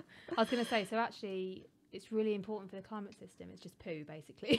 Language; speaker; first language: English; native; English